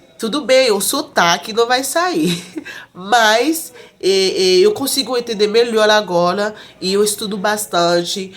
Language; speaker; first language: Portuguese; non-native, fluent; Haitian Creole